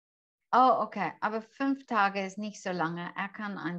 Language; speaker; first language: German; non-native, fluent; English